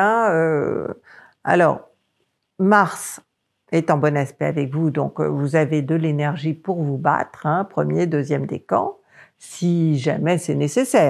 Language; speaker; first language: French; native; French